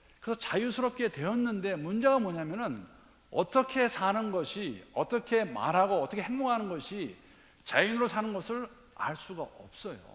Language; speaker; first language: Korean; native; Korean